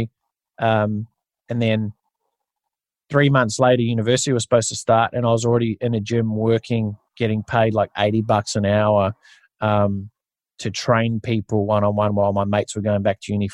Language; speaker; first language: English; native; English